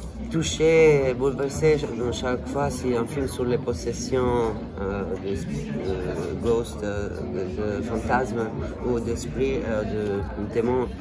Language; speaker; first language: French; non-native, fluent; Italian